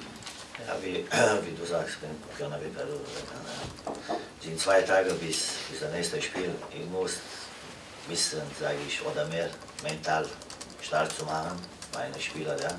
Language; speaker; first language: German; non-native, fluent; Romanian